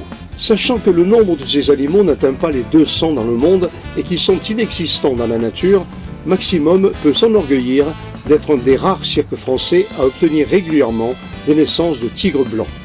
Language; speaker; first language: French; native; French